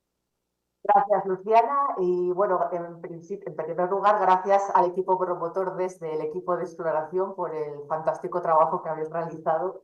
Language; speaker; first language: Spanish; native; Spanish